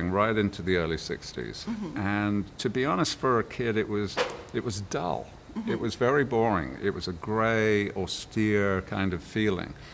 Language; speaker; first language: English; native; English